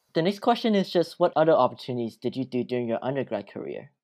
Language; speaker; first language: English; early bilingual, other home language; Cantonese